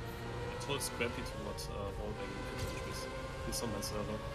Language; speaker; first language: English; non-native, learner; German